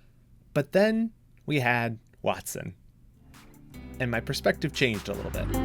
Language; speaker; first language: English; native; English